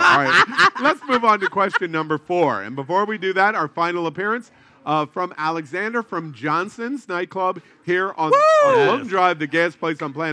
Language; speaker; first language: English; native; English